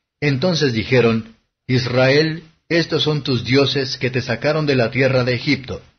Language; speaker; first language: Spanish; non-native, fluent; Portuguese